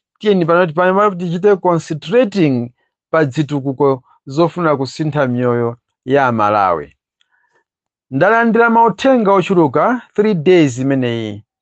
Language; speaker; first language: Nyanja; native; Nyanja